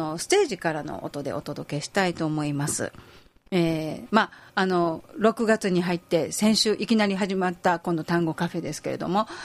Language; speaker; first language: Japanese; native; Japanese